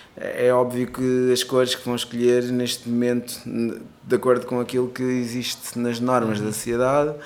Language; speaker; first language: Portuguese; non-native, local second language; Kabuverdianu